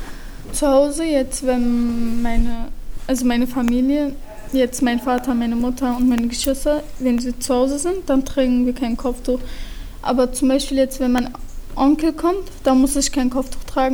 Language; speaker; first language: German; early bilingual, other home language; Turkish